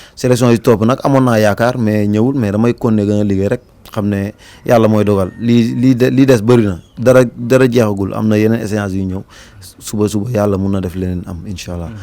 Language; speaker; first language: Wolof; native; Wolof